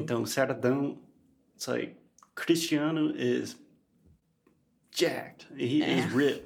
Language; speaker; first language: Portuguese; non-native, fluent; English